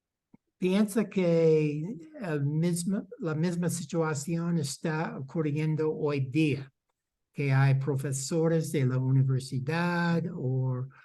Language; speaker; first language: Spanish; non-native, fluent; English